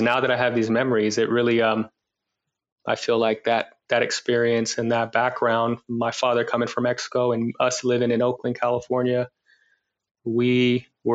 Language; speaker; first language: English; native; English